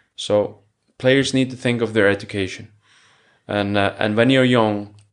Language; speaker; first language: English; non-native, fluent; Icelandic